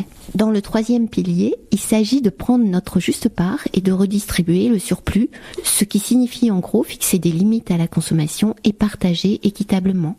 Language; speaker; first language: French; native; French